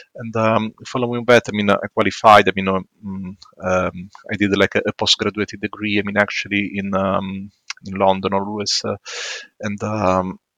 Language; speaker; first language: English; non-native, fluent; Italian